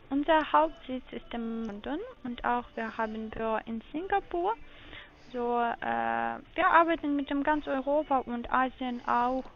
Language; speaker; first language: German; non-native, learner; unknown